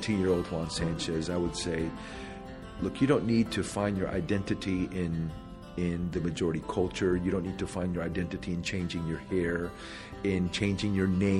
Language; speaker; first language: English; early bilingual, other home language; Spanish